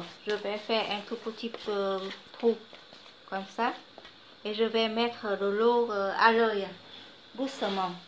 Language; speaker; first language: French; non-native, learner; Vietnamese